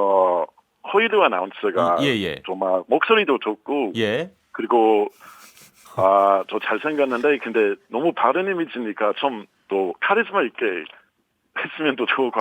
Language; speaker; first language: Korean; non-native, fluent; English